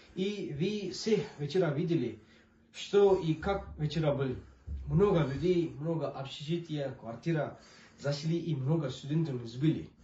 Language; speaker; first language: Russian; non-native, learner; Urdu